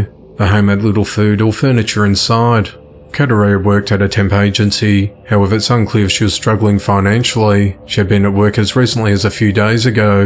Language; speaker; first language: English; native; English